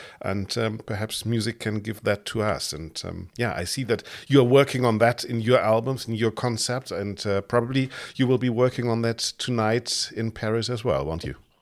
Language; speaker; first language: English; non-native, fluent; German